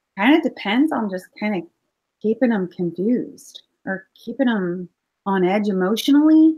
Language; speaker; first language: English; native; English